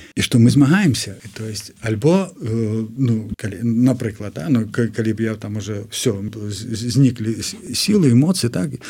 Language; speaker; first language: Belarusian; non-native, local second language; Russian